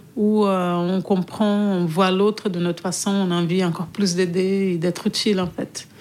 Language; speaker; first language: French; non-native, fluent; Portuguese